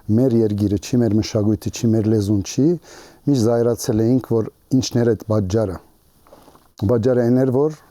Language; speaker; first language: Armenian; early bilingual, heritage; Armenian